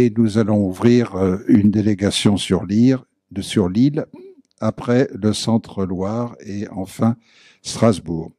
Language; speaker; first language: French; native; French